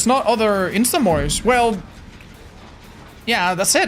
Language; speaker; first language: English; native; English